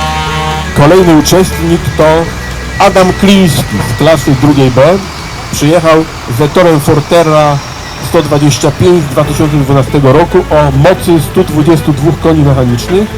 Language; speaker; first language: Polish; native; Polish